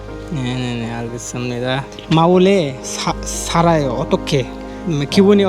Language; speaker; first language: Korean; non-native, learner; Bangla